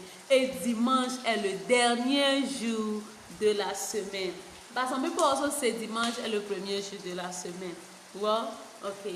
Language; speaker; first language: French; non-native, fluent; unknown